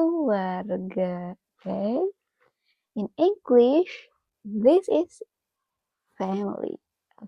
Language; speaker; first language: English; non-native, fluent; Indonesian